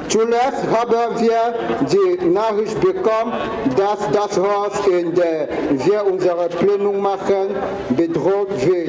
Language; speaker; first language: German; non-native, fluent; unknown